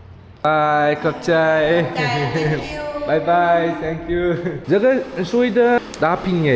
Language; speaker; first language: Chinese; non-native, learner; Turkmen